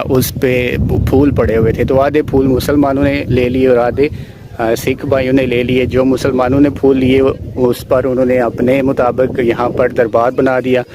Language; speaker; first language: Urdu; non-native, local second language; Punjabi